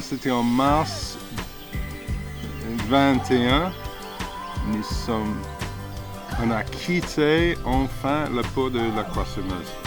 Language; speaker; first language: French; non-native, fluent; English